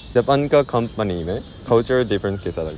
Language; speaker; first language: Hindi; non-native, fluent; Japanese